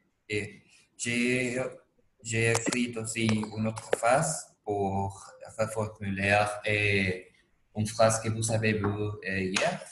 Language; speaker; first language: French; non-native, fluent; Spanish